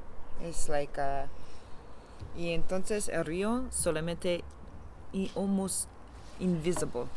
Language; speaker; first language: Spanish; non-native, learner; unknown